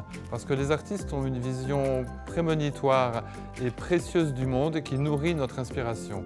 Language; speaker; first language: French; native; French